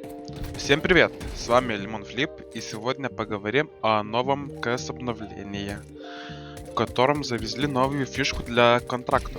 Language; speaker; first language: Russian; non-native, fluent; Lithuanian